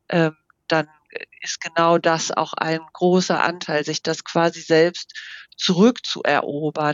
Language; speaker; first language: German; native; German